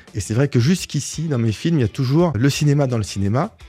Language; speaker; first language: French; native; French